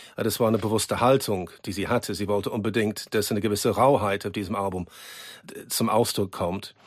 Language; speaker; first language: German; non-native, fluent; English